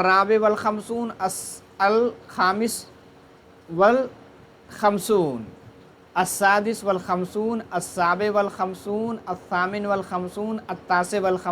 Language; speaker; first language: Arabic; non-native, fluent; Urdu